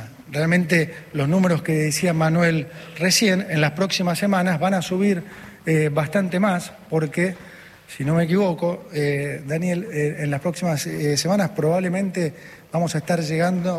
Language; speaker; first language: Spanish; native; Spanish